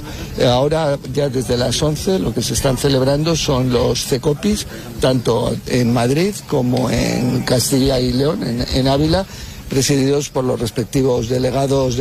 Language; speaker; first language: Spanish; native; Spanish